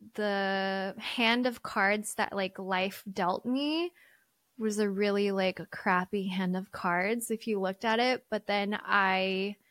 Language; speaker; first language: English; early bilingual, other home language; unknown